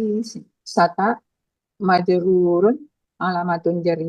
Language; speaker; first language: Arabic; non-native, learner; Indonesian